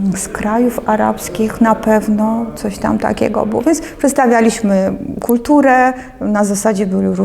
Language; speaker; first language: Polish; early bilingual, other home language; Russian